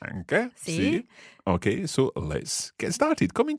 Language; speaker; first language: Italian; non-native, fluent; English